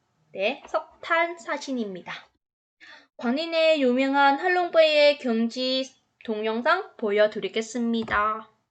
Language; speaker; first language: Korean; non-native, fluent; Vietnamese